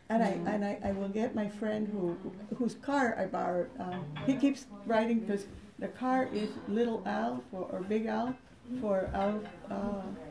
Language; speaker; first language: English; native; English